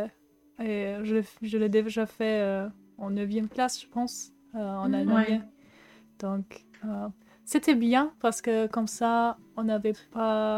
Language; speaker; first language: French; non-native, fluent; German